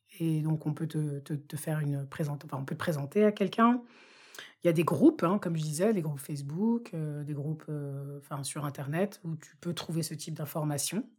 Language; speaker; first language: French; non-native, local second language; Bambara